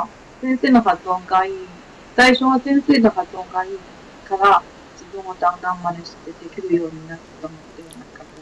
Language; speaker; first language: Japanese; non-native, fluent; Chinese